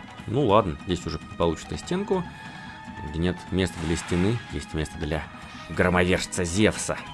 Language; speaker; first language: Russian; native; Russian